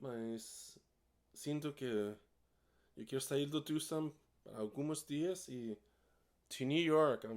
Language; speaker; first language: Portuguese; non-native, learner; English